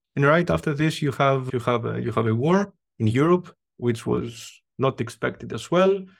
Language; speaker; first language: English; non-native, fluent; Greek